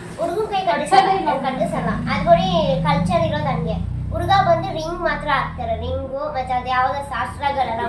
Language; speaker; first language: Kannada; non-native, local second language; Kodava